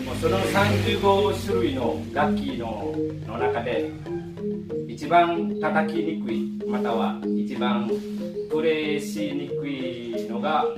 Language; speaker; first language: Japanese; non-native, fluent; Indonesian